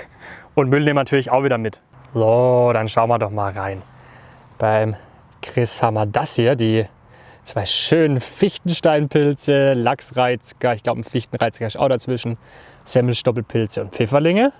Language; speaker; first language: German; native; German